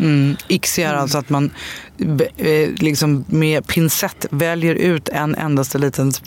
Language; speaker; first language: Swedish; native; Swedish